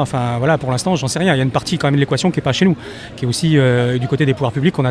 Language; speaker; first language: French; native; French